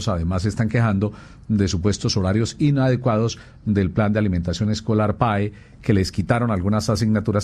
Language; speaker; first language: Spanish; native; Spanish